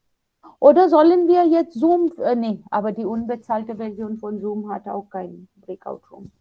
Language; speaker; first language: German; non-native, fluent; Hindi